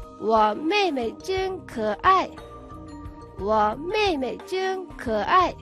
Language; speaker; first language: Chinese; non-native, fluent; Mongolian